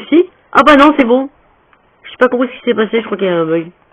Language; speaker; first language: French; native; French